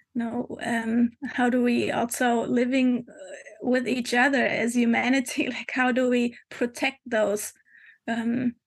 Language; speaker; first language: English; non-native, fluent; German